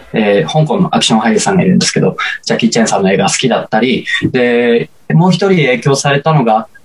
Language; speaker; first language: Japanese; native; Japanese